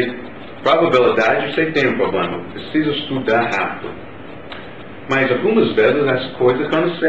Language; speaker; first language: Portuguese; non-native, learner; English